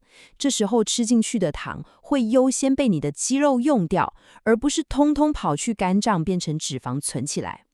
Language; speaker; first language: Chinese; native; Chinese